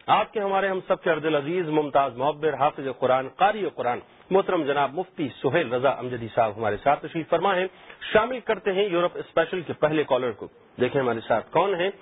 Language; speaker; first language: Urdu; native; Urdu